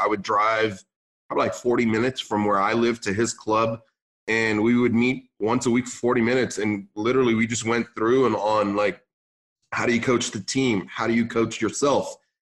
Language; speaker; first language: English; early bilingual, other home language; Arabic